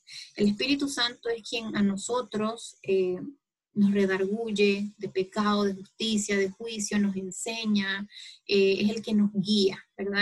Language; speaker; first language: Spanish; native; Spanish